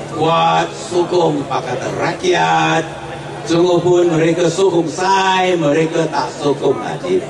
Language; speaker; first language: Malay; non-native, local second language; Chinese